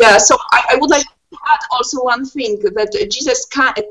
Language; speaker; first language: English; non-native, fluent; Polish